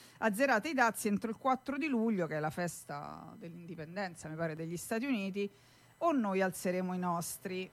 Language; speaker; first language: Italian; native; Italian